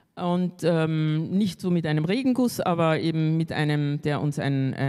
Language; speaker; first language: German; early bilingual, other home language; Spanish